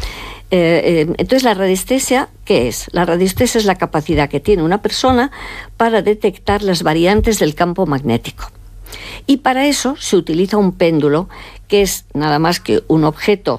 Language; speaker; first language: Spanish; native; Spanish